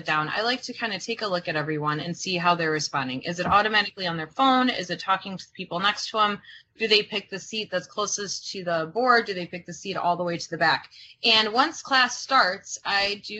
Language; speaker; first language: English; early bilingual, other home language; Croatian